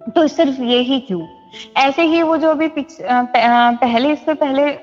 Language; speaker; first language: Hindi; native; Hindi